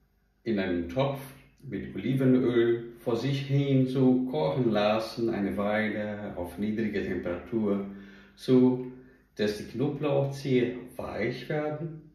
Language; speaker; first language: German; non-native, fluent; Portuguese